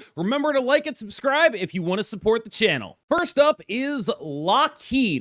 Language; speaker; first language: English; native; English